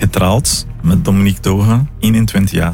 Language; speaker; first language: Dutch; non-native, fluent; Portuguese